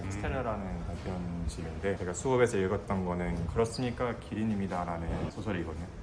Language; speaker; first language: Korean; non-native, fluent; English